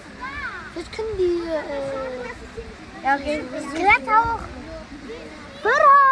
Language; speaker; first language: German; early bilingual, other home language; Arabic